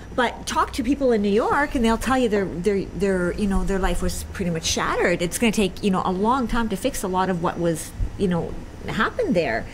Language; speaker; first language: English; native; English